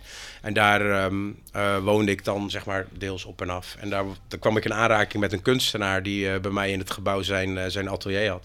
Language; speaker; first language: Dutch; native; Dutch